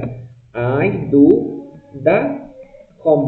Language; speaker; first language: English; non-native, fluent; Spanish